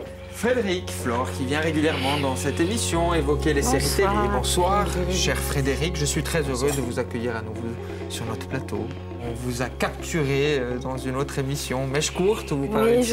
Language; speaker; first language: French; native; French